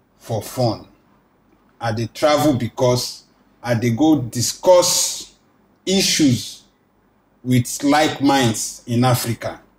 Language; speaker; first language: Nigerian Pidgin; non-native, local second language; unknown